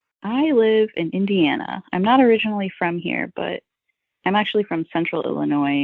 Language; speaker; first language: English; native; English